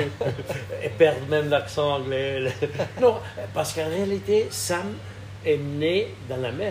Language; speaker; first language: French; non-native, fluent; Portuguese